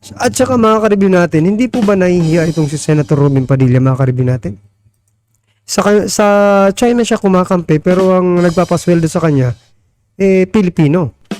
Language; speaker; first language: Filipino; non-native, local second language; Waray